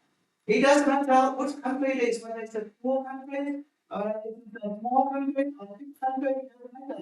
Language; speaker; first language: English; non-native, fluent; Vietnamese